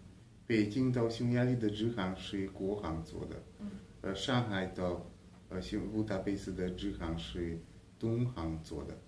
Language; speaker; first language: Chinese; non-native, fluent; Hungarian